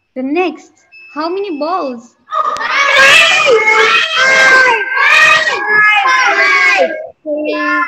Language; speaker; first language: English; non-native, fluent; Arabic